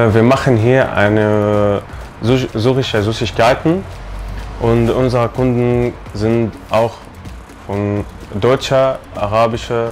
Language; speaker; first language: German; non-native, learner; Arabic